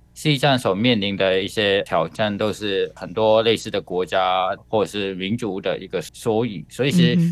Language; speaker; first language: Chinese; non-native, local second language; Cantonese